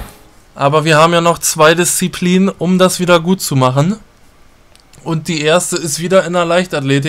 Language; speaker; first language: German; native; German